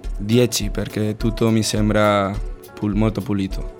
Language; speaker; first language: Italian; non-native, learner; Spanish